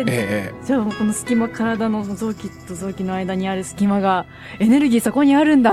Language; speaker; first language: Japanese; native; Japanese